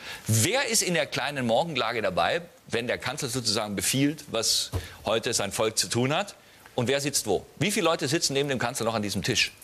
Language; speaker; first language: German; native; German